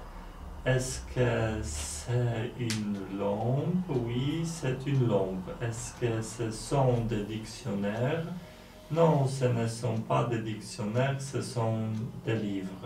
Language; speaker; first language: French; non-native, learner; Polish